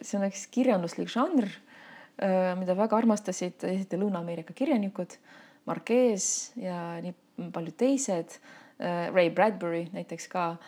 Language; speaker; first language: Estonian; non-native, local second language; Russian